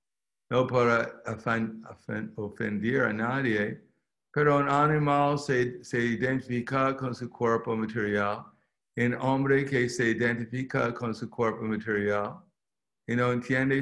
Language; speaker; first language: Spanish; non-native, fluent; English